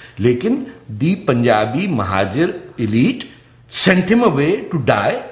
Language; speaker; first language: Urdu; non-native, local second language; Punjabi